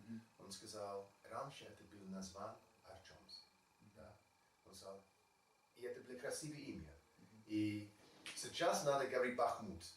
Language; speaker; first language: Russian; non-native, learner; English